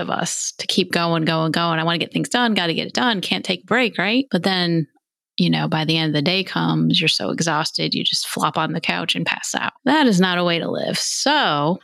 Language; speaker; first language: English; native; English